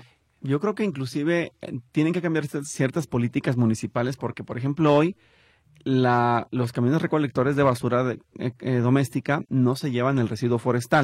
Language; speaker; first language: Spanish; native; Spanish